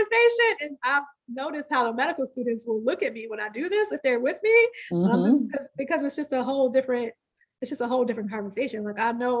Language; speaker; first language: English; native; English